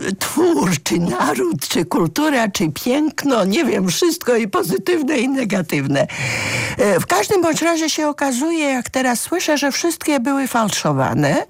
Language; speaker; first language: Polish; non-native, fluent; Georgian